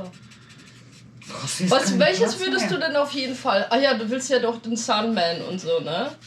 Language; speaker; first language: German; native; German